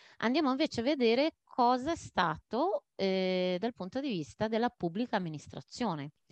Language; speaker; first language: Italian; non-native, fluent; Maltese